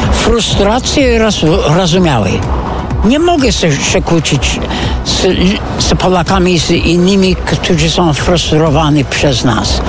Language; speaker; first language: Polish; non-native, fluent; English